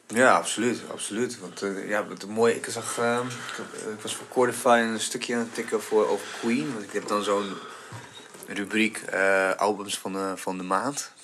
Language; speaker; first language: Dutch; early bilingual, other home language; Bulgarian